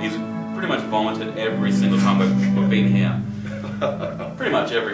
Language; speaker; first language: English; native; English